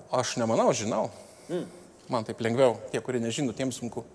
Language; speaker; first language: Lithuanian; native; Lithuanian